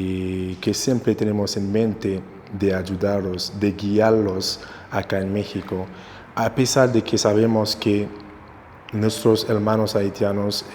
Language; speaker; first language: Spanish; non-native, local second language; Haitian Creole